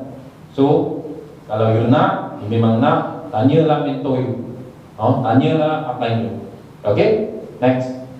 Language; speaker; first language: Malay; non-native, local second language; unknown